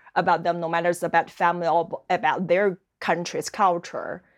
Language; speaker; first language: English; non-native, fluent; Chinese